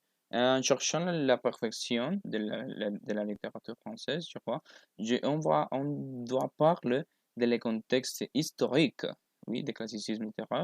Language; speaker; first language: French; non-native, learner; Spanish